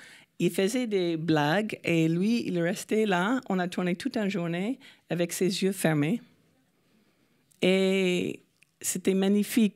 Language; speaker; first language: French; non-native, fluent; English